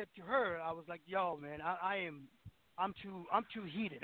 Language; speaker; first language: English; non-native, local second language; Shona